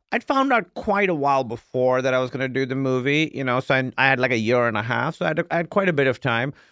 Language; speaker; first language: English; non-native, local second language; Urdu